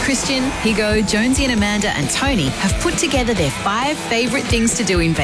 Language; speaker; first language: English; native; English